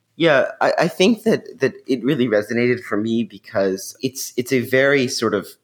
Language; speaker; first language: English; native; English